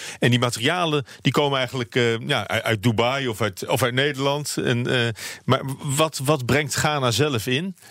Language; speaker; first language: Dutch; native; Dutch